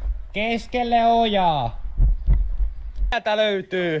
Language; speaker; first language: Finnish; native; Finnish